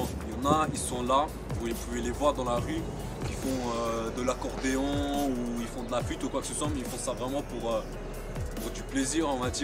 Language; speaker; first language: French; native; French